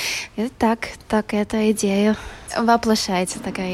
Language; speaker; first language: Russian; non-native, local second language; Latvian